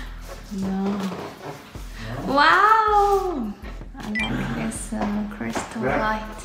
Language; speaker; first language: English; non-native, learner; Chinese